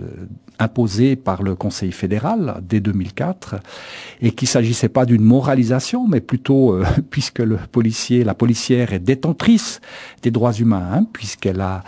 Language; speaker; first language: French; native; French